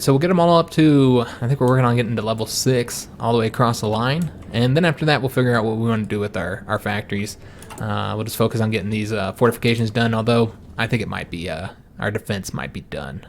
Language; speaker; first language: English; native; English